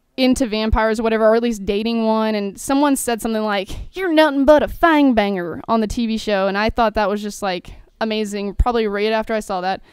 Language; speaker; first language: English; native; English